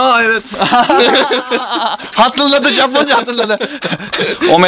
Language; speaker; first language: Turkish; non-native, learner; Japanese